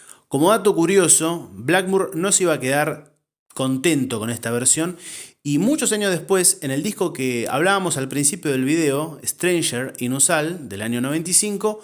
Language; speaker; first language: Spanish; native; Spanish